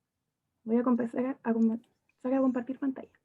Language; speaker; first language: Spanish; native; Spanish